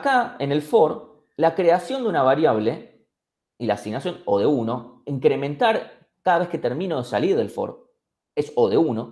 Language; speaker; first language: Spanish; native; Spanish